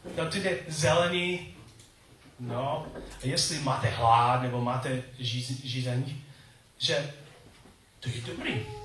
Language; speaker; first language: Czech; non-native, learner; English